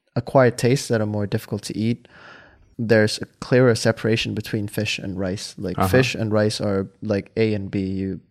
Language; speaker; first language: English; non-native, fluent; Thai